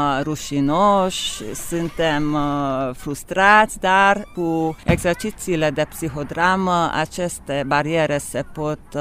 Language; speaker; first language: Romanian; non-native, local second language; Hungarian